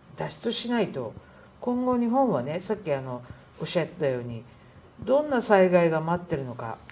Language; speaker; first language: Japanese; native; Japanese